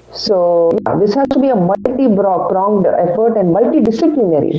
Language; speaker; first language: English; non-native, local second language; Kannada